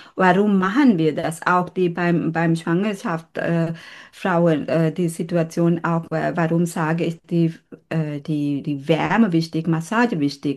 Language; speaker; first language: German; non-native, learner; Sinhala